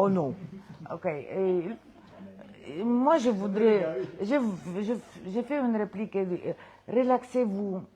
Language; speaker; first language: French; non-native, fluent; Romanian